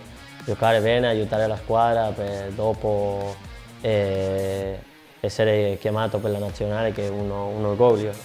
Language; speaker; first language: Italian; non-native, fluent; Spanish